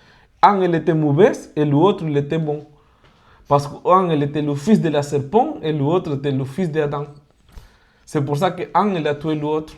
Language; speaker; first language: French; non-native, fluent; Spanish